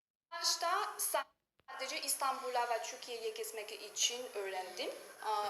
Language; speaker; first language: Turkish; non-native, learner; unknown